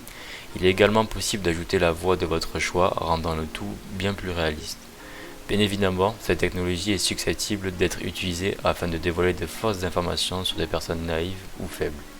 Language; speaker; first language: French; native; French